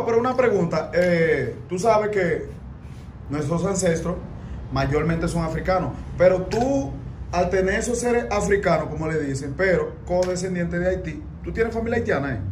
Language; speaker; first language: Spanish; native; Spanish